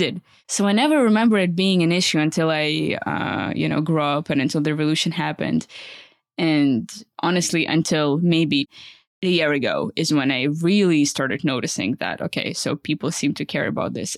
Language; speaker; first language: English; early bilingual, other home language; Russian